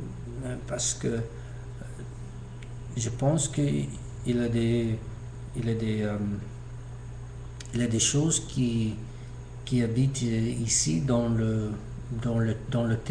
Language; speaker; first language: French; non-native, learner; English